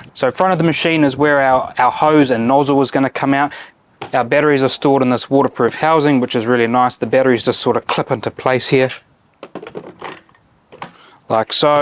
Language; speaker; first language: English; native; English